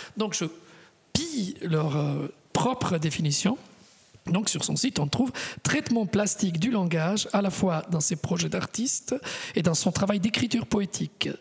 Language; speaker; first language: French; non-native, fluent; Italian